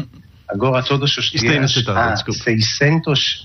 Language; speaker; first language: Portuguese; non-native, learner; Hebrew